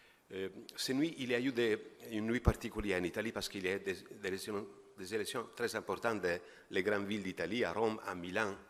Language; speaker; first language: French; non-native, fluent; Italian